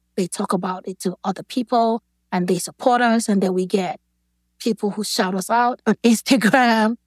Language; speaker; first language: English; non-native, local second language; Yoruba